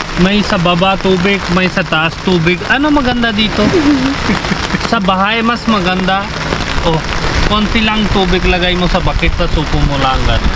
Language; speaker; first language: Filipino; non-native, learner; Hindi